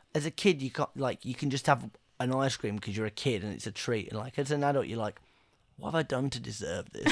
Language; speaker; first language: English; native; English